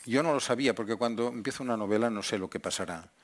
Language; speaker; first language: Spanish; non-native, local second language; Catalan